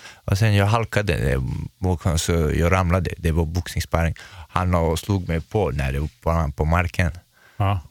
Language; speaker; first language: Swedish; non-native, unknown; Chechen